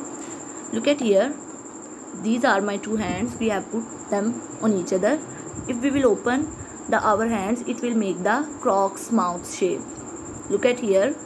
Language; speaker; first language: English; non-native, local second language; Urdu